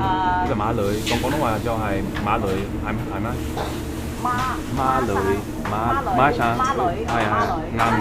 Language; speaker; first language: Cantonese; non-native, learner; English